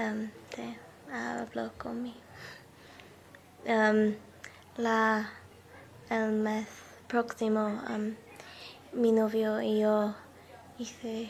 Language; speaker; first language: Spanish; non-native, learner; English